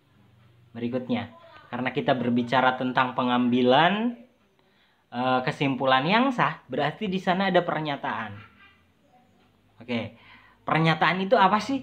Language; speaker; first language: Indonesian; native; Indonesian